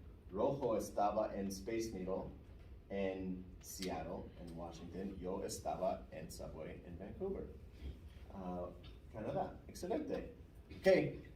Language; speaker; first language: Spanish; non-native, fluent; English